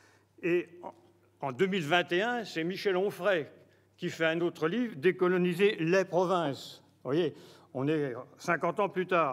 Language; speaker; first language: French; native; French